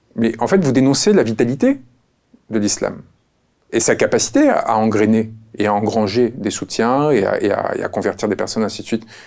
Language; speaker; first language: French; early bilingual, other home language; Spanish